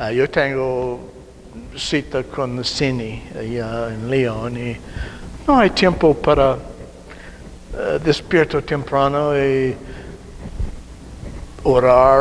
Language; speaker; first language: Spanish; non-native, learner; English